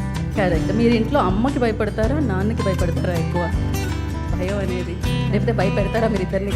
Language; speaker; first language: Telugu; native; Telugu